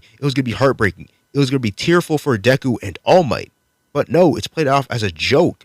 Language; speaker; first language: English; native; English